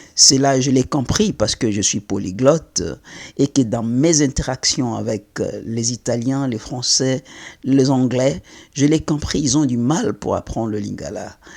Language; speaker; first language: French; non-native, local second language; Lingala